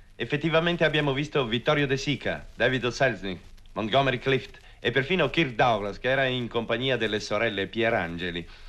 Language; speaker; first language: Italian; native; Italian